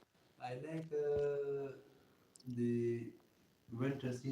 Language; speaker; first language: English; non-native, learner; Pashto